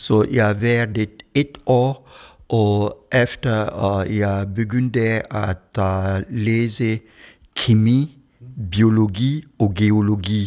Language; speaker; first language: Danish; non-native, fluent; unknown